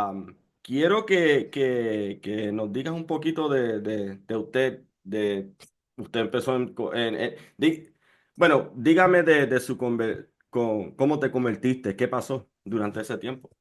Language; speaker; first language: Spanish; early bilingual, heritage; Spanish